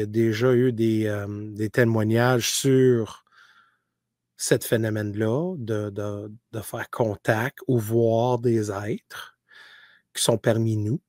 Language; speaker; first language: French; native; French